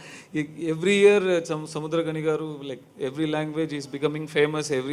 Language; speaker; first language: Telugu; non-native, learner; Tamil